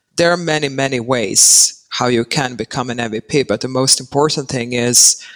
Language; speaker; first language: English; non-native, fluent; Serbian